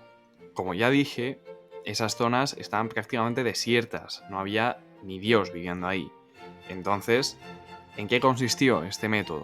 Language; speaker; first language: Spanish; native; Spanish